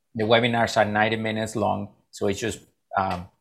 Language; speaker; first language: English; non-native, fluent; Spanish